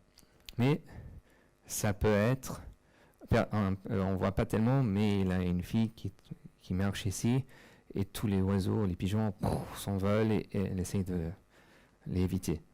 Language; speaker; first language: French; non-native, fluent; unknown